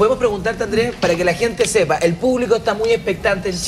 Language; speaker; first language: Spanish; native; Spanish